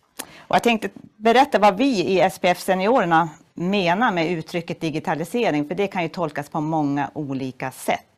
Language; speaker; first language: Swedish; native; Swedish